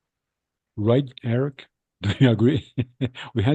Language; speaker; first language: English; non-native, fluent; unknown